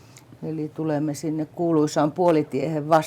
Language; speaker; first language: Finnish; native; Finnish